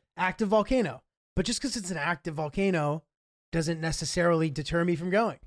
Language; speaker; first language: English; early bilingual, other home language; Italian